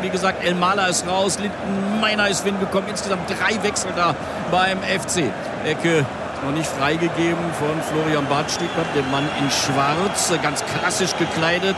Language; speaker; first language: German; native; German